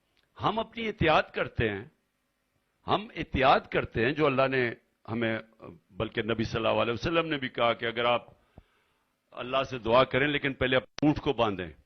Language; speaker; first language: Urdu; native; Urdu